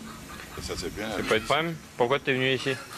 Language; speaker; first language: French; non-native, fluent; Portuguese